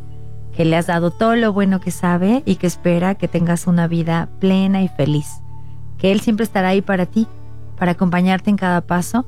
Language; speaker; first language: Spanish; native; Spanish